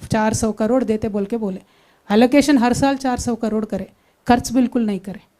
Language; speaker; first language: Hindi; non-native, local second language; Telugu